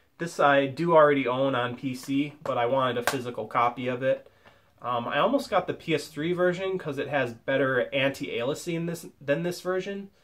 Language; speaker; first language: English; native; English